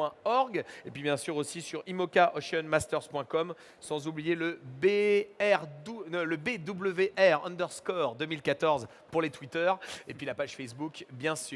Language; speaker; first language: French; native; French